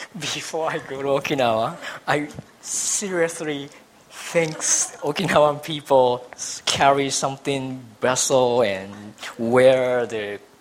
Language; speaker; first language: English; non-native, fluent; Japanese